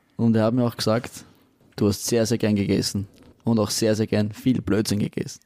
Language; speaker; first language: German; native; German